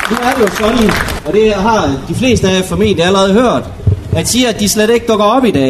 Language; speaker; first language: Danish; native; Danish